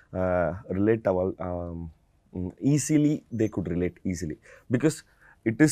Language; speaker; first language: Telugu; non-native, fluent; Tamil